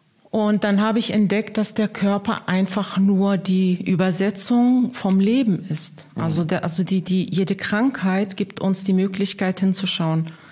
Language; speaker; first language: German; non-native, fluent; Arabic